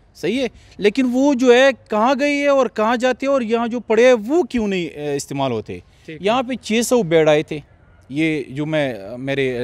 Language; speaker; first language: Urdu; non-native, local second language; Pashto